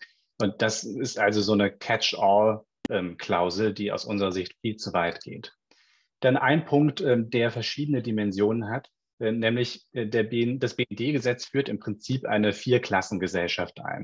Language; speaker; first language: German; native; German